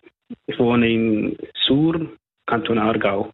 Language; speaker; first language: German; non-native, fluent; Persian